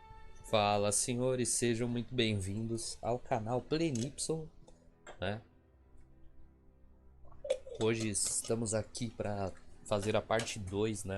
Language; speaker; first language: Portuguese; native; Portuguese